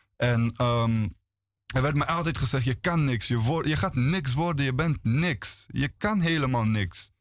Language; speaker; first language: Dutch; early bilingual, other home language; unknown